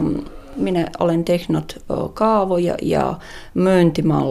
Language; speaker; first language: Finnish; non-native, learner; Latvian